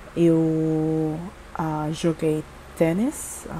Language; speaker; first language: Portuguese; non-native, learner; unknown